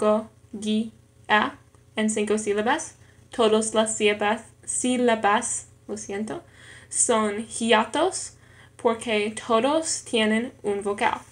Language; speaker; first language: Spanish; non-native, learner; English